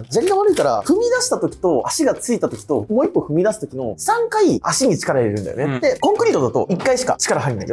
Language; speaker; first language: Japanese; native; Japanese